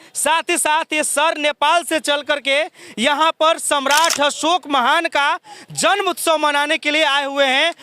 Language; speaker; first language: Hindi; native; Hindi